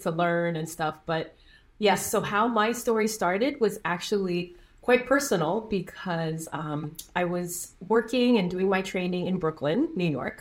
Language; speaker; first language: English; native; English